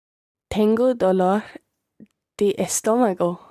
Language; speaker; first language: Spanish; non-native, learner; English